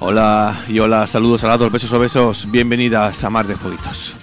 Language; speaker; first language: Spanish; native; Spanish